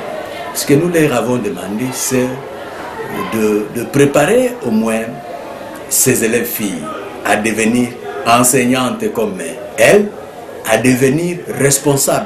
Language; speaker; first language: French; native; French